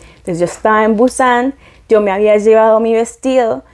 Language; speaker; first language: Spanish; native; Spanish